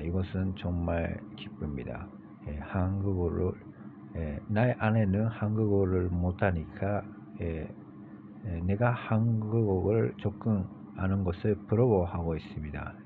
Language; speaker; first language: Korean; non-native, learner; Japanese